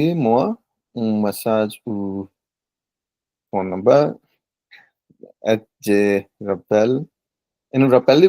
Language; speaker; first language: French; non-native, learner; Punjabi